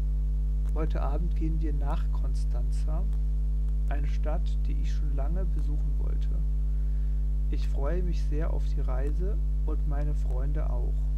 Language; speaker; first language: German; non-native, fluent; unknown